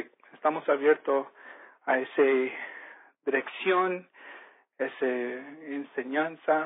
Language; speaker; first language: Spanish; early bilingual, heritage; Spanish